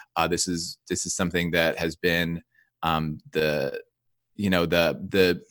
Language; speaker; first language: English; native; English